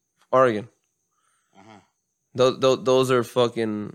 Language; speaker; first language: English; early bilingual, other home language; Spanish